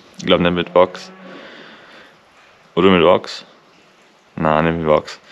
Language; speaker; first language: German; native; German